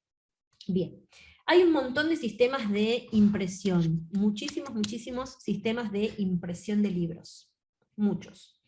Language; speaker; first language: Spanish; native; Spanish